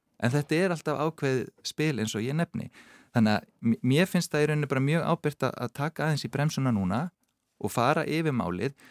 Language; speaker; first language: Icelandic; native; Icelandic